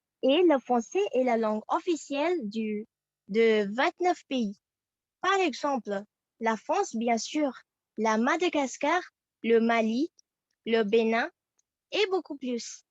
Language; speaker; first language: French; non-native, fluent; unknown